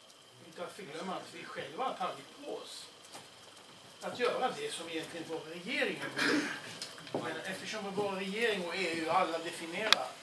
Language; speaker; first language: Swedish; non-native, fluent; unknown